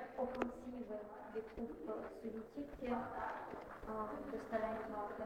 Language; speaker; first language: French; non-native, fluent; Russian